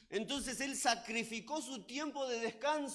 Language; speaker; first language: Spanish; native; Spanish